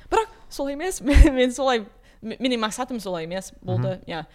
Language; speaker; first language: Kazakh; non-native, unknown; English